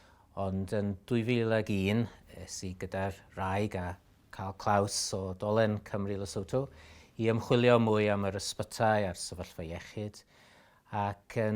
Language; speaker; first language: Welsh; native; Welsh